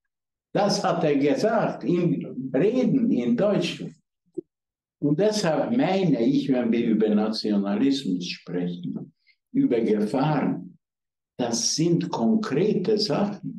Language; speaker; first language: German; non-native, fluent; Hungarian